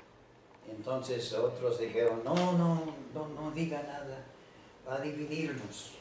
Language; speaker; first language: Spanish; non-native, fluent; English